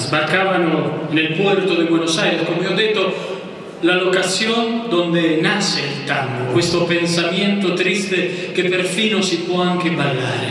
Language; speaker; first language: Italian; non-native, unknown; Spanish